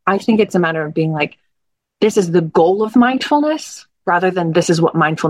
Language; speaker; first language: English; native; English